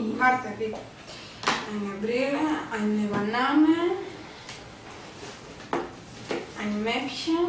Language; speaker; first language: German; non-native, learner; Spanish